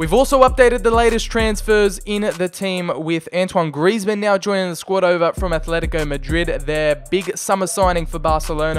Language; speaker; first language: English; native; English